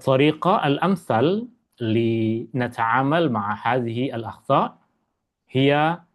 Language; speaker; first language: Arabic; non-native, fluent; Malay